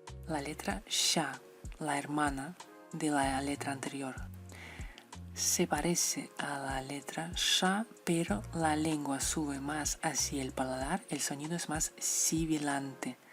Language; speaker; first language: Spanish; non-native, fluent; Russian